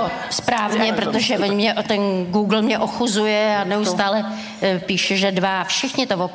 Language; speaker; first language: Czech; native; Czech